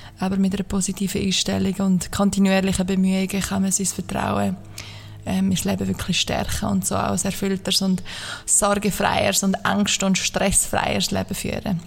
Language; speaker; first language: German; native; German